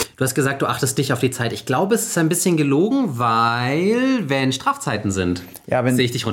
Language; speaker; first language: German; native; German